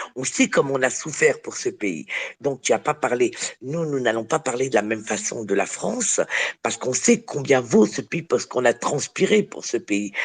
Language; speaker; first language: French; early bilingual, other home language; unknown